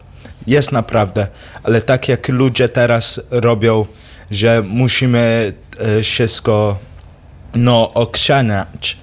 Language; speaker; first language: Polish; early bilingual, heritage; English